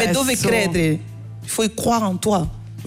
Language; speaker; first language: Italian; non-native, learner; Bambara